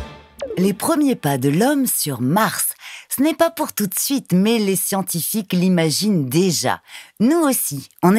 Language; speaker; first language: French; native; French